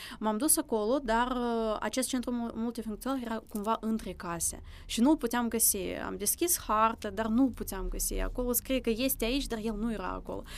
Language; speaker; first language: Romanian; early bilingual, other home language; Russian